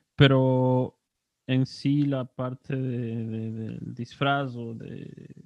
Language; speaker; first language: Spanish; native; Spanish